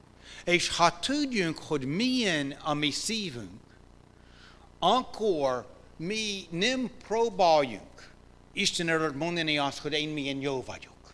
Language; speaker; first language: Hungarian; non-native, fluent; English